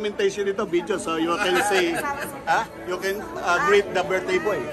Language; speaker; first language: English; non-native, local second language; Filipino